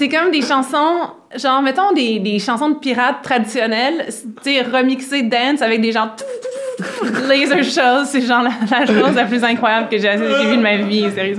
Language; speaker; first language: French; native; French